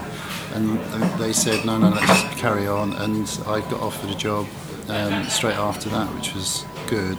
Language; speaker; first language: English; native; English